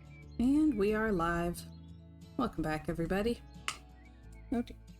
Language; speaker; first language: English; native; English